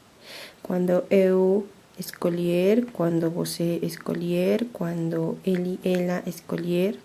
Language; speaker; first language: Portuguese; non-native, fluent; Spanish